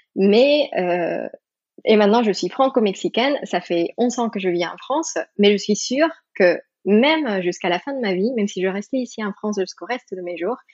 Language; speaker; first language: French; non-native, fluent; Spanish